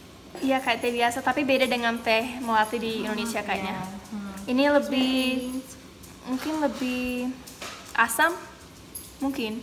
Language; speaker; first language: Indonesian; non-native, fluent; English